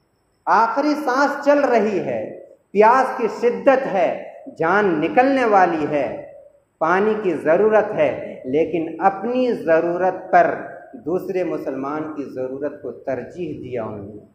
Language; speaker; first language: Urdu; native; Urdu